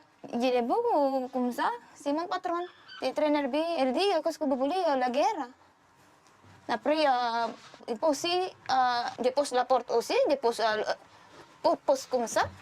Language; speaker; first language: French; non-native, learner; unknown